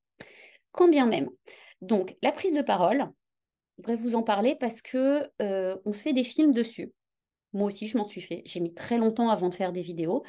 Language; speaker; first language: French; native; French